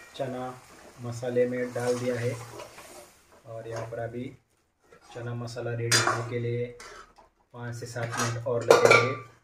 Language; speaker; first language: Hindi; non-native, local second language; Marathi